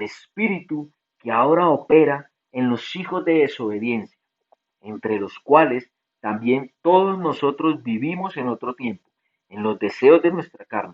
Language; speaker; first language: Spanish; native; Spanish